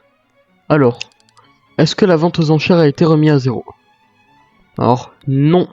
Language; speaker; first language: French; native; French